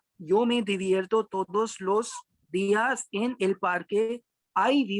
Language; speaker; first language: Spanish; non-native, learner; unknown